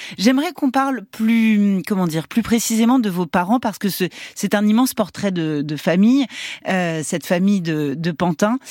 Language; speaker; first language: French; native; French